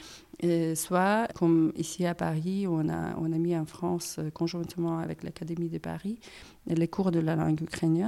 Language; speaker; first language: French; non-native, fluent; Ukrainian